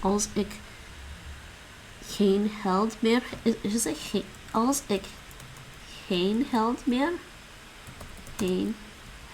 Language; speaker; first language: Dutch; non-native, learner; English